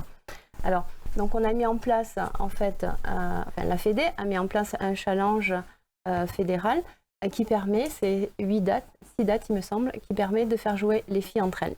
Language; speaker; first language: French; native; French